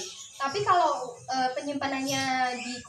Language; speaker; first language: Indonesian; native; Indonesian